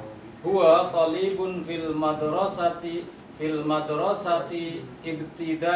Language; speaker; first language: Arabic; non-native, learner; Indonesian